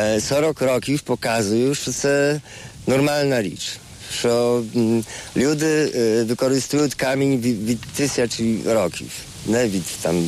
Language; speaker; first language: Ukrainian; non-native, fluent; Polish